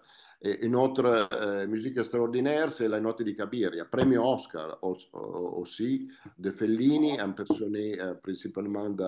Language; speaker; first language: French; non-native, fluent; Italian